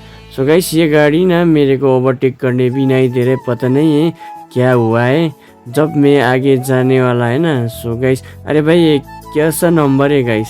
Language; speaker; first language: Hindi; non-native, local second language; Nepali